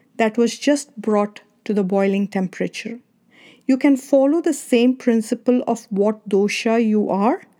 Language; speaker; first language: English; non-native, local second language; Kannada